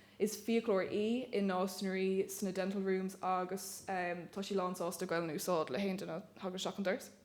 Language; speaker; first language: Irish; native; Irish